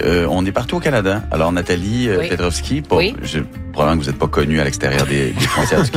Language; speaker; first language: French; native; French